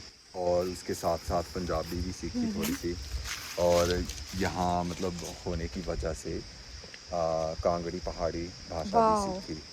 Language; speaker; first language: Hindi; non-native, fluent; English